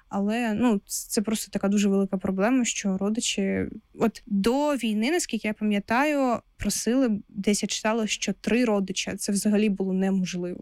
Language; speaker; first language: Ukrainian; non-native, local second language; Russian